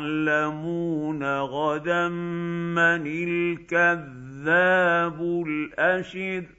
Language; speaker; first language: Arabic; native; Arabic